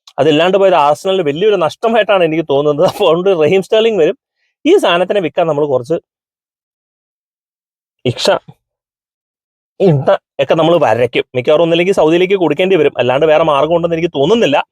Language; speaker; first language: Malayalam; native; Malayalam